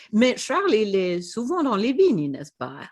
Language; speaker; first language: French; non-native, fluent; Swedish